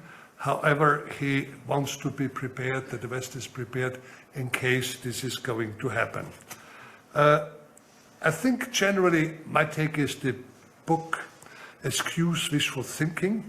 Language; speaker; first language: English; non-native, fluent; German